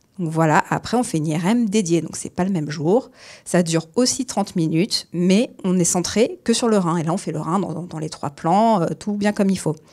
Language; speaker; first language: French; native; French